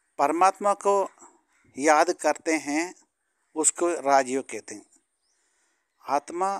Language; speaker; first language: Hindi; non-native, local second language; Tamil